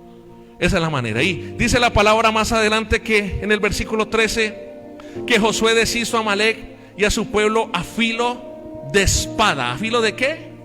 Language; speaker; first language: Spanish; native; Spanish